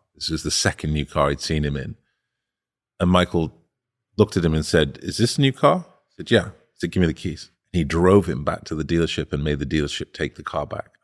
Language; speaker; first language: English; native; English